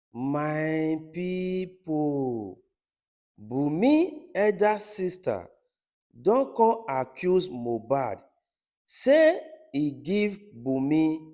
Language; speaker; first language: Nigerian Pidgin; native; Nigerian Pidgin